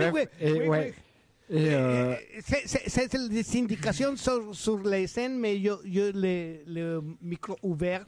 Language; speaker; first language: French; non-native, fluent; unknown